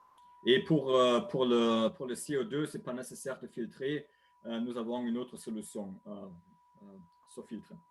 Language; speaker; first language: French; non-native, learner; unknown